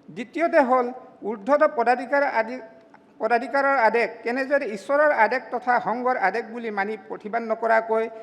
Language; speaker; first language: Assamese; non-native, local second language; Mising